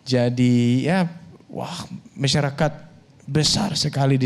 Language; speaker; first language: Indonesian; non-native, fluent; Danish